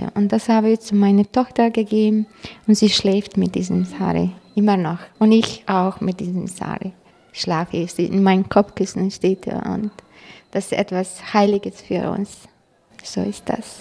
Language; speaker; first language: German; non-native, fluent; Croatian